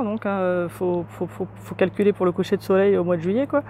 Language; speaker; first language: French; native; French